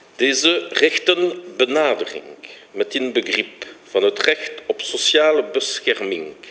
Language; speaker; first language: Dutch; non-native, local second language; French